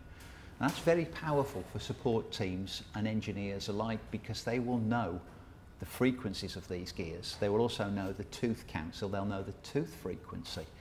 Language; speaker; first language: English; native; English